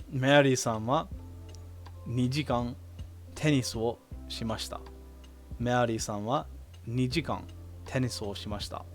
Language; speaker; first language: Japanese; non-native, learner; English